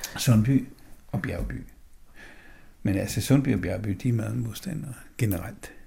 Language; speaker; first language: Danish; native; Danish